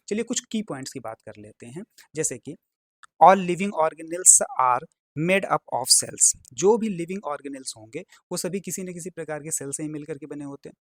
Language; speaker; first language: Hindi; native; Hindi